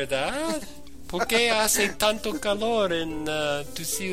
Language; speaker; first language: Spanish; non-native, learner; English